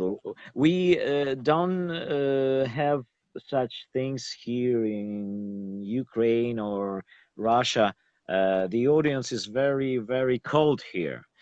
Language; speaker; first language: English; non-native, learner; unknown